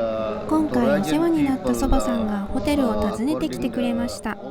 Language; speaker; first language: Japanese; native; Japanese